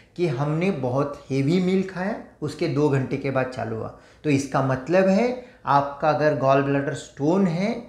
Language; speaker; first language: Hindi; non-native, local second language; Marathi